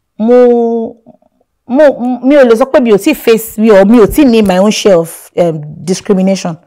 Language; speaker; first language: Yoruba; non-native, local second language; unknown